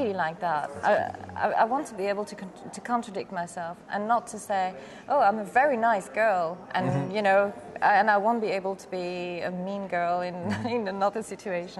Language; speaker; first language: English; non-native, fluent; French